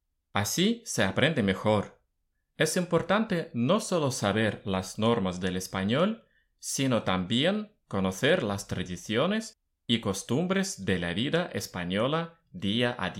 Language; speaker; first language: Spanish; non-native, fluent; Russian